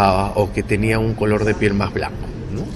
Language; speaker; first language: Spanish; native; Spanish